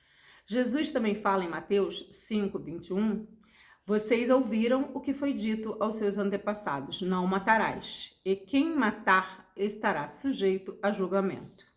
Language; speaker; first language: Portuguese; native; Portuguese